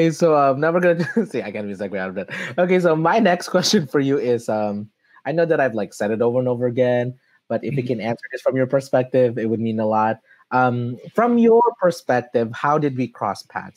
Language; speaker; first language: English; early bilingual, other home language; Filipino